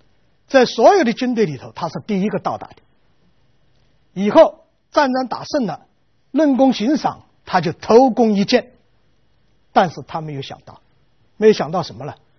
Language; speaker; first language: Chinese; native; Chinese